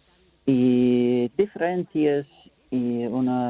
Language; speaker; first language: Spanish; non-native, learner; English